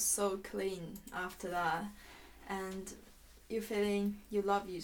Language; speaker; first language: English; non-native, fluent; Chinese